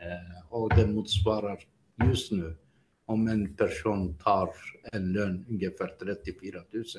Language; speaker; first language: Swedish; non-native, fluent; Greek